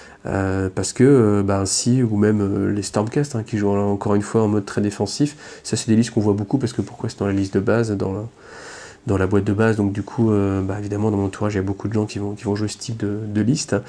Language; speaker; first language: French; native; French